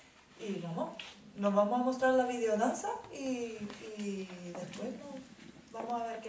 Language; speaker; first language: Spanish; non-native, fluent; Finnish